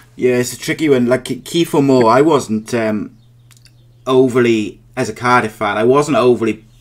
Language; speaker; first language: English; native; English